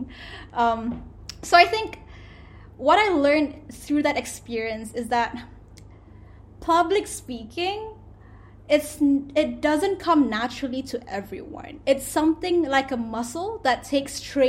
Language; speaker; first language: English; non-native, local second language; Malay